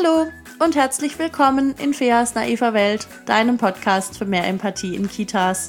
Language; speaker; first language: German; native; German